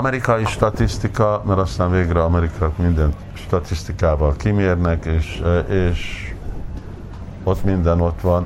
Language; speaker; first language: Hungarian; early bilingual, heritage; Hungarian